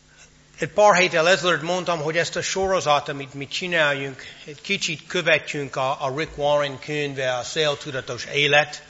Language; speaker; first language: Hungarian; non-native, fluent; English